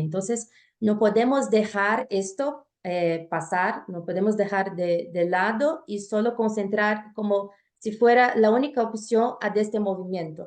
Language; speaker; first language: Spanish; non-native, fluent; Portuguese